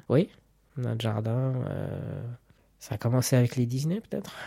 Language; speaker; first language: French; native; French